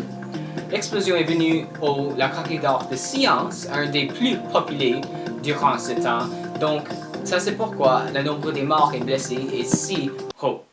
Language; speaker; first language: French; non-native, local second language; English